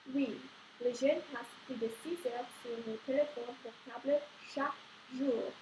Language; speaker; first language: French; non-native, learner; English